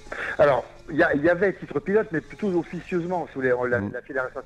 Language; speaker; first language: French; native; French